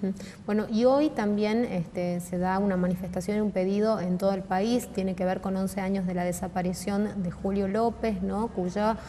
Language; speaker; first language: Spanish; native; Spanish